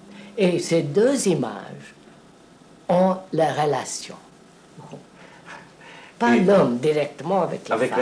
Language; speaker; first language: French; non-native, fluent; Telugu